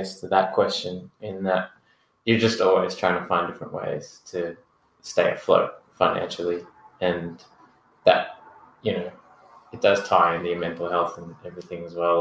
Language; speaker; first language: English; native; English